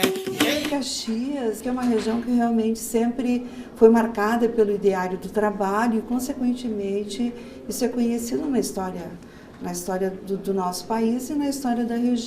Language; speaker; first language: Portuguese; native; Portuguese